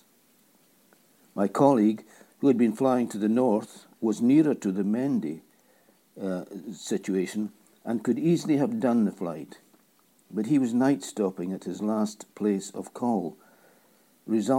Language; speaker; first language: English; native; English